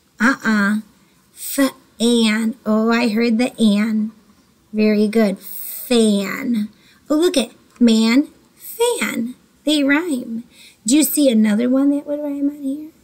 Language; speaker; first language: English; native; English